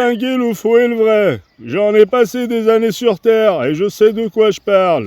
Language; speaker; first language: French; native; French